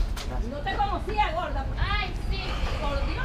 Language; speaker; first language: Spanish; native; Spanish